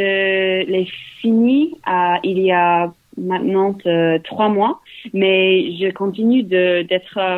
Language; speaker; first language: French; non-native, learner; English